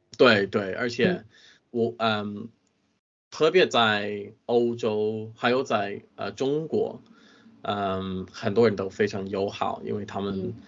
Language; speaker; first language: Chinese; non-native, fluent; English